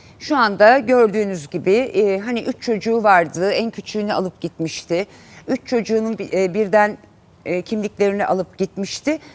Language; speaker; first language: Turkish; native; Turkish